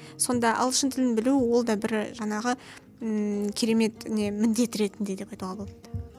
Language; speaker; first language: Kazakh; non-native, local second language; Russian